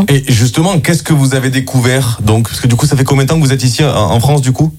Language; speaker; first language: French; native; French